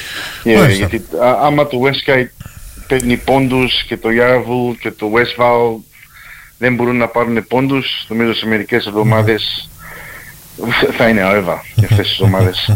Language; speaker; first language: Greek; early bilingual, heritage; Greek